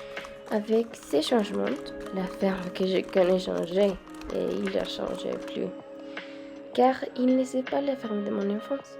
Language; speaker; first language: French; non-native, learner; Spanish